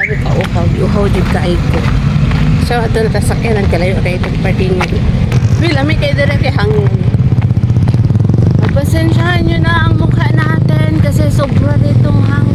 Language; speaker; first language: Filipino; non-native, local second language; Cebuano